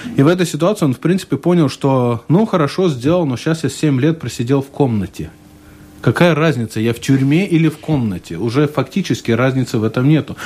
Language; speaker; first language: Russian; non-native, local second language; Latvian